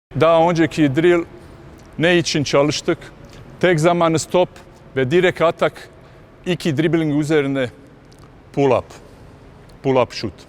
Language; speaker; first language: Turkish; non-native, fluent; Bosnian